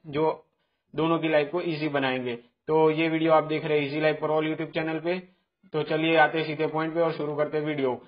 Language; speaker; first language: Hindi; non-native, local second language; Gujarati